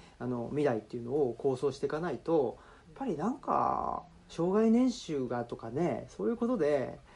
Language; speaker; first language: Japanese; native; Japanese